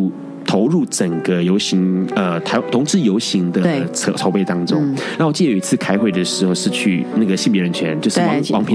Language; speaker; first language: Chinese; native; Chinese